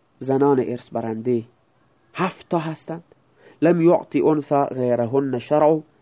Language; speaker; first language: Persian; non-native, local second language; Baluchi